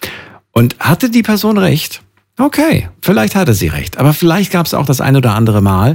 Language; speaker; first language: German; native; German